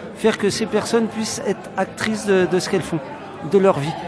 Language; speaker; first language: French; native; French